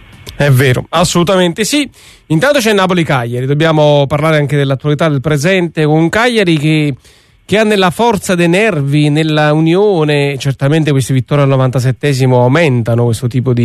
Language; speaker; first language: Italian; native; Italian